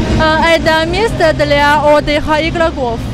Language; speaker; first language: Russian; non-native, fluent; Chinese